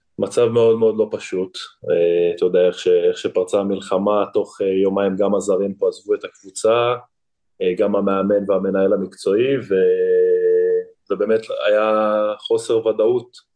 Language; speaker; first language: Hebrew; native; Hebrew